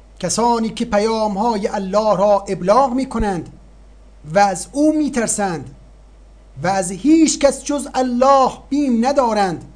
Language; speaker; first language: Persian; native; Persian